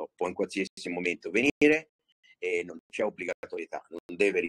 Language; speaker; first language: Italian; native; Italian